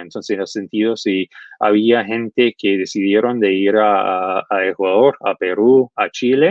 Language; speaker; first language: Spanish; non-native, fluent; English